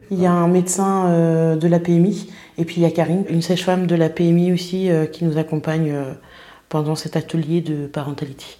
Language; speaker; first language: French; native; French